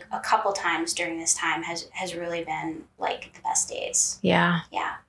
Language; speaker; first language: English; native; English